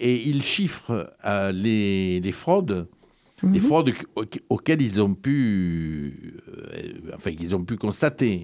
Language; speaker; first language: French; native; French